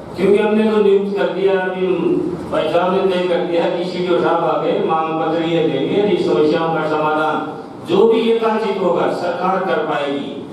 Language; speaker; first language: Hindi; native; Hindi